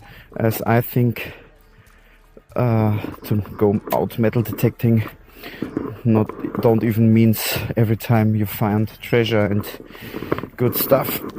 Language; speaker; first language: English; non-native, learner; German